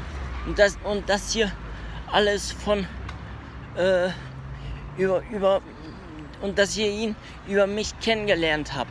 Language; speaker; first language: German; early bilingual, other home language; Turkish